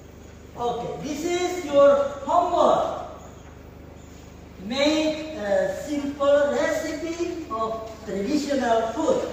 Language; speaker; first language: English; non-native, fluent; Indonesian